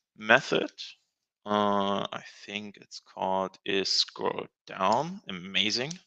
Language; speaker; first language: English; non-native, fluent; German